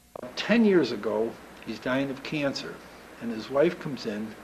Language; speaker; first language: English; native; English